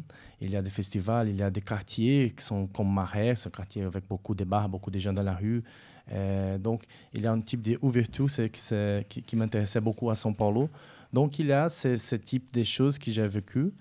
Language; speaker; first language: French; non-native, fluent; Portuguese